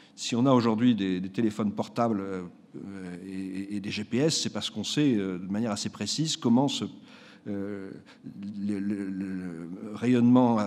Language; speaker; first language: French; native; French